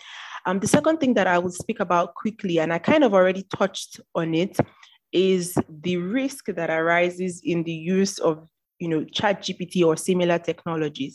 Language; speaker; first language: English; non-native, local second language; Yoruba